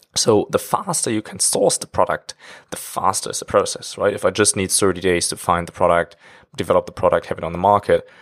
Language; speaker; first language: English; non-native, fluent; German